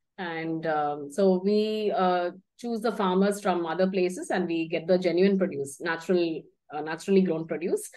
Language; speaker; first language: English; non-native, local second language; Tamil